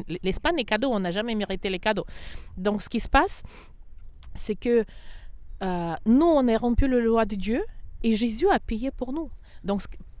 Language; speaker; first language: French; non-native, fluent; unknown